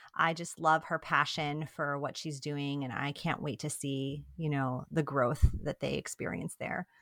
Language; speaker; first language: English; early bilingual, other home language; Italian